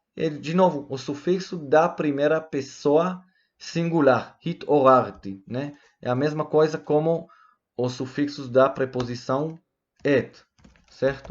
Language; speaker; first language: Portuguese; non-native, fluent; Hebrew